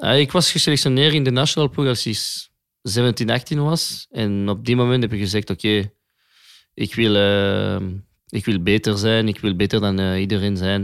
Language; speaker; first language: Dutch; non-native, local second language; French